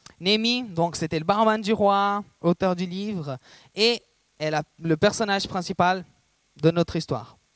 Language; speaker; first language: French; non-native, fluent; Portuguese